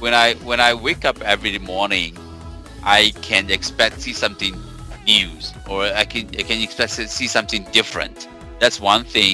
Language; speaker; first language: English; non-native, fluent; Chinese